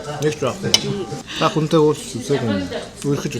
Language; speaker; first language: Mongolian; non-native, fluent; Korean